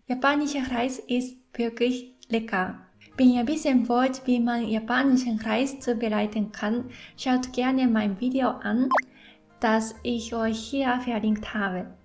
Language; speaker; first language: German; non-native, fluent; Japanese